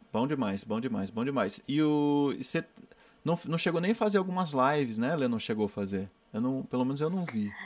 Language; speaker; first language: Portuguese; native; Portuguese